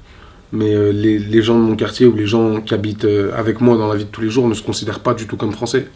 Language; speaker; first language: French; native; French